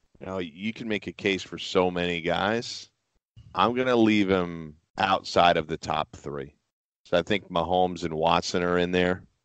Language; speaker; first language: English; native; English